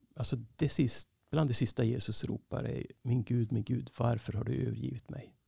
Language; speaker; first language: Swedish; native; Swedish